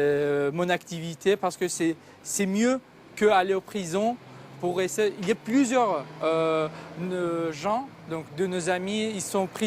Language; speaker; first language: French; non-native, fluent; Azerbaijani